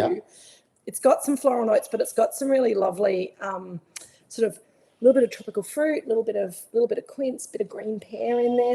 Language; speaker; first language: English; native; English